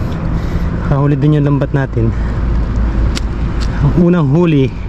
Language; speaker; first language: Filipino; native; Filipino